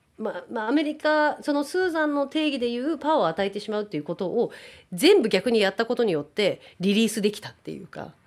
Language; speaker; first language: Japanese; native; Japanese